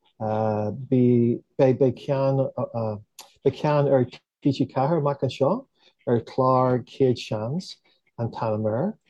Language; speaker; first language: Irish; non-native, local second language; English